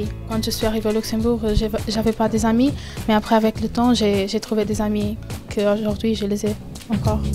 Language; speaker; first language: French; non-native, fluent; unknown